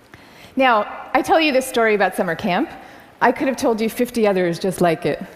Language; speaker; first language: English; native; English